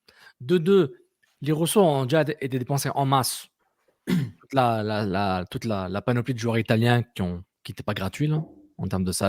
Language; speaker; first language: French; native; French